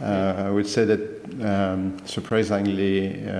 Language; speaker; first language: English; non-native, fluent; French